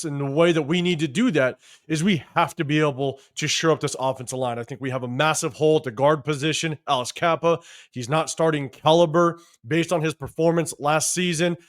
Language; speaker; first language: English; native; English